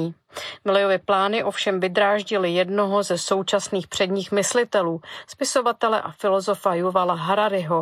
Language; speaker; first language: Czech; native; Czech